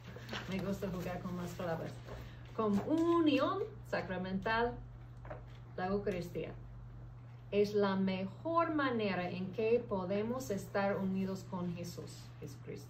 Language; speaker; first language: Spanish; early bilingual, heritage; English